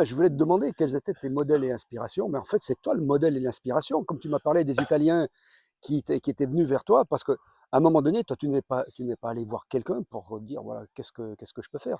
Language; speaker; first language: French; native; French